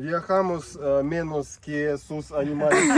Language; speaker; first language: Spanish; non-native, learner; Russian